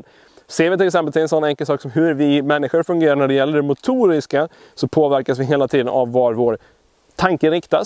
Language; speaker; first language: Swedish; native; Swedish